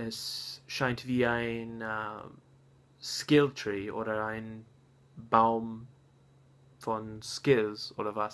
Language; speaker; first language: German; non-native, learner; English